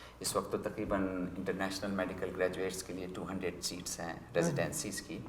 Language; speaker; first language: Urdu; native; Urdu